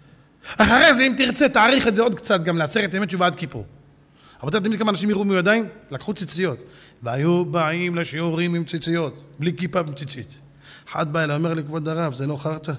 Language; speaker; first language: Hebrew; native; Hebrew